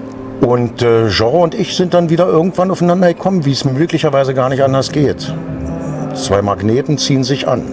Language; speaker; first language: German; native; German